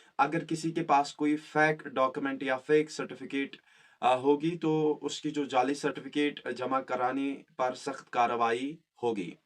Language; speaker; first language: Hindi; non-native, local second language; Kashmiri